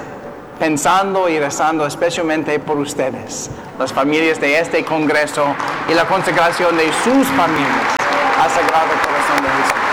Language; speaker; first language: Spanish; non-native, learner; English